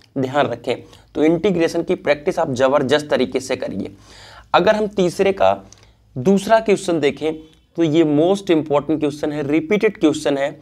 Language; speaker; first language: Hindi; native; Hindi